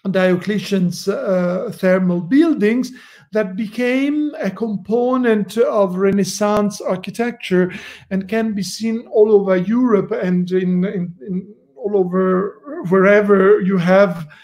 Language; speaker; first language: English; non-native, fluent; Italian